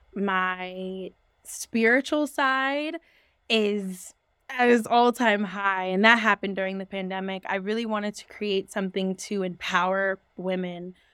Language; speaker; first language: English; native; English